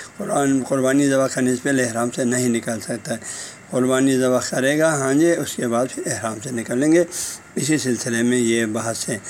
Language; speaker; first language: Urdu; non-native, local second language; Balti